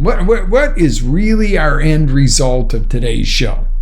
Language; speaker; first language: English; native; English